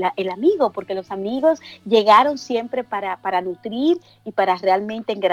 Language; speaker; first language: Spanish; native; Spanish